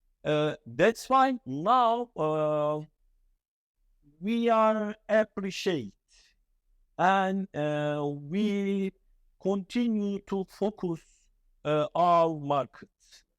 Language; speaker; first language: English; non-native, fluent; Turkish